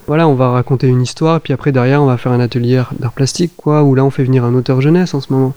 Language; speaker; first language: French; native; French